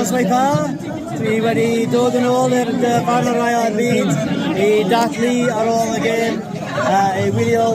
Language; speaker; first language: Welsh; non-native, learner; English